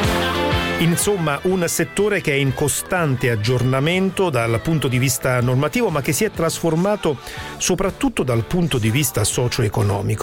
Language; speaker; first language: Italian; native; Italian